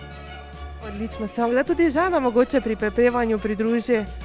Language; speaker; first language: Slovenian; native; Slovenian